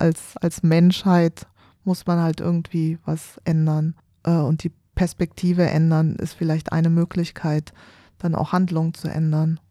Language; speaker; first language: German; native; German